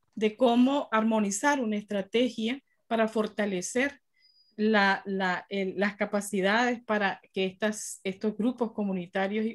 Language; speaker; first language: Spanish; native; Spanish